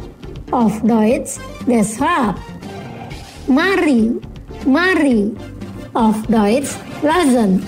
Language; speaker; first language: German; non-native, fluent; Indonesian